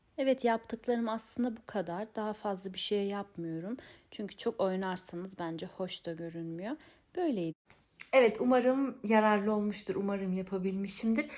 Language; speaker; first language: Turkish; early bilingual, heritage; Turkish